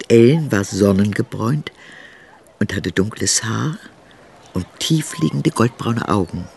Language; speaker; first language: German; native; German